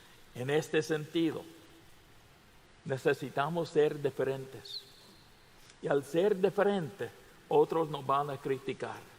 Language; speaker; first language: Spanish; non-native, fluent; English